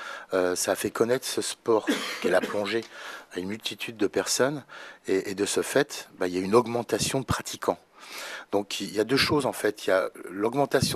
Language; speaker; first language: French; native; French